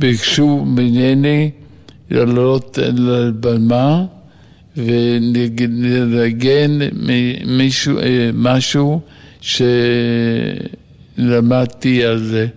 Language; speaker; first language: Hebrew; non-native, fluent; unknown